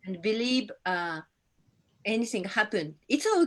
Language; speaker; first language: English; non-native, learner; Japanese